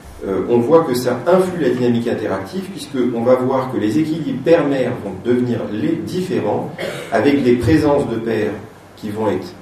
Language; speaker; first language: French; native; French